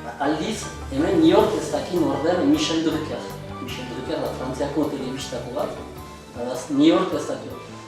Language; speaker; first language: Basque; native; Basque